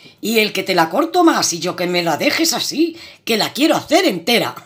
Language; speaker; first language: Spanish; native; Spanish